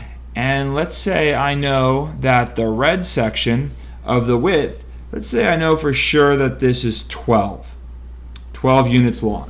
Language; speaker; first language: English; native; English